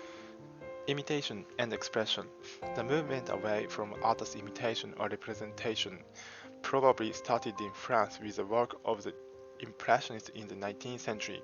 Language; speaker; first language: English; non-native, fluent; Japanese